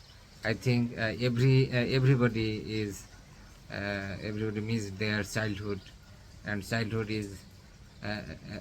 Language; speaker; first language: English; non-native, learner; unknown